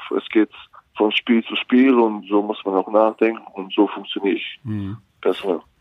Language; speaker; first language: German; non-native, fluent; Bosnian